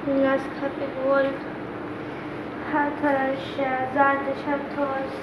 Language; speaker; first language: Turkish; non-native, learner; Urdu